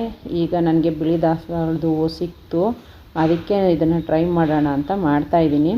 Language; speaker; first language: Kannada; native; Kannada